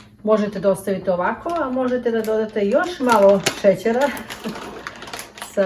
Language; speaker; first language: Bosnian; early bilingual, heritage; Serbian